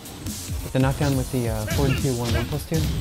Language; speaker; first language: English; native; English